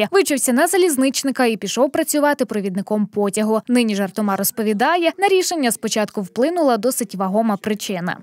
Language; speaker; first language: Ukrainian; native; Ukrainian